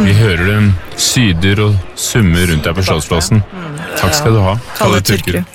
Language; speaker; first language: Norwegian; native; Norwegian